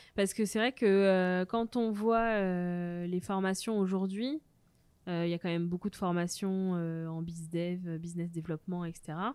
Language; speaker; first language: French; native; French